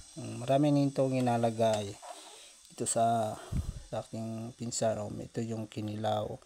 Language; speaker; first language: Filipino; non-native, local second language; Cebuano